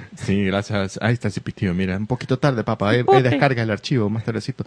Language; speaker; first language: Spanish; native; Spanish